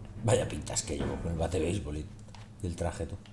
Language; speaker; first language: Spanish; native; Spanish